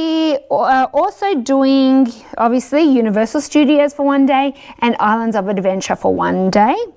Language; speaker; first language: English; native; English